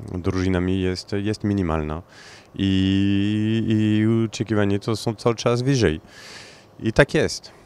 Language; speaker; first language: Polish; non-native, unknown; French